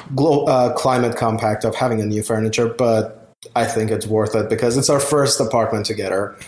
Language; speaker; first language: English; non-native, fluent; Persian